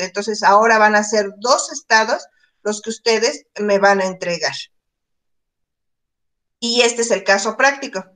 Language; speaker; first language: Spanish; native; Spanish